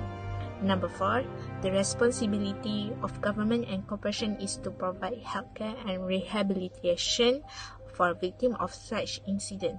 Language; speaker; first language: English; non-native, local second language; Malay